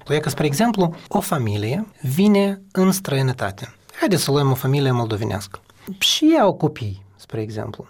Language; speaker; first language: Romanian; non-native, local second language; Russian